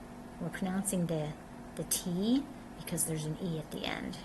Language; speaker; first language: English; native; English